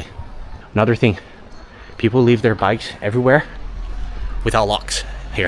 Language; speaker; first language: English; non-native, fluent; Portuguese